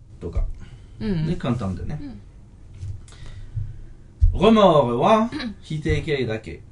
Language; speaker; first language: Japanese; non-native, fluent; French